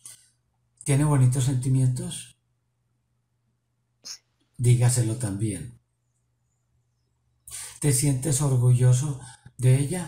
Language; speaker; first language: Spanish; native; Spanish